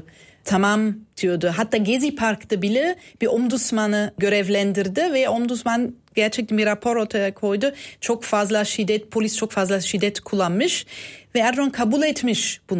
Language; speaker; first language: Turkish; non-native, fluent; German